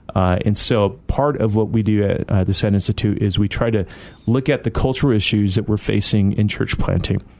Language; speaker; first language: English; native; English